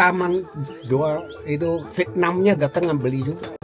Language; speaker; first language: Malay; non-native, local second language; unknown